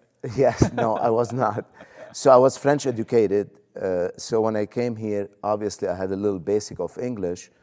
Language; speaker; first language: English; non-native, fluent; Arabic